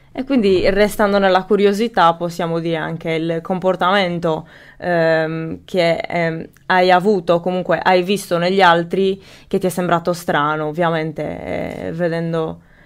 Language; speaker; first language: Italian; early bilingual, other home language; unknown